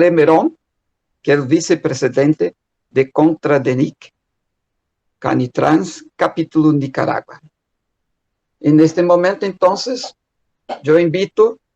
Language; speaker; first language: Spanish; non-native, fluent; Portuguese